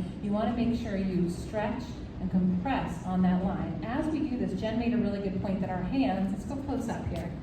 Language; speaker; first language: English; native; English